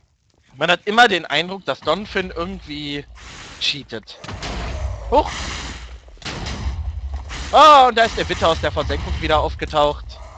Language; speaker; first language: German; native; German